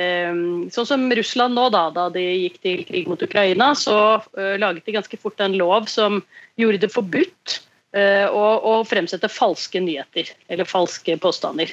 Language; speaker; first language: Norwegian; native; Norwegian